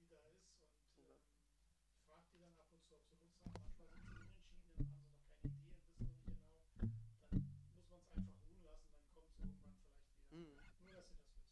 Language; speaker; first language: German; native; German